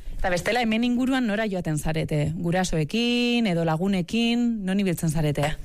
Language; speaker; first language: Basque; native; Basque